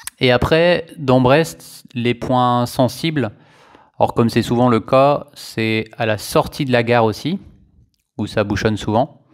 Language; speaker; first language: French; native; French